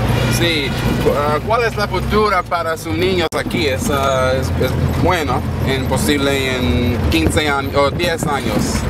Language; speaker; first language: Spanish; non-native, learner; English